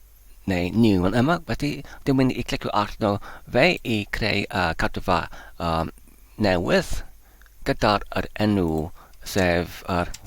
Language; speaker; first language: Welsh; non-native, learner; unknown